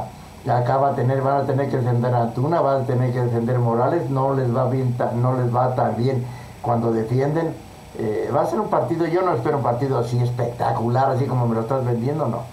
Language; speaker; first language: Spanish; native; Spanish